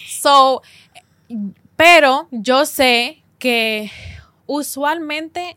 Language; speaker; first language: Spanish; early bilingual, heritage; Spanish